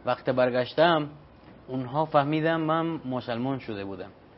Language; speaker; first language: Persian; non-native, learner; Spanish